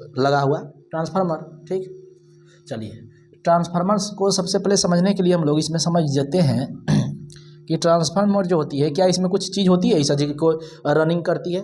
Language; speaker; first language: Hindi; native; Hindi